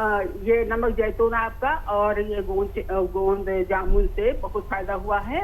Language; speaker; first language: Hindi; native; Hindi